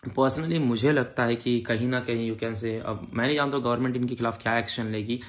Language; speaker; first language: Hindi; native; Hindi